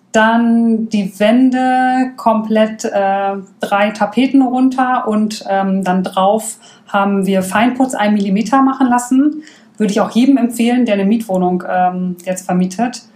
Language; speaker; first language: German; native; German